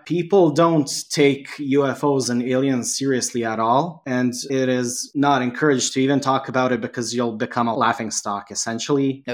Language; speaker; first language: English; non-native, fluent; Serbian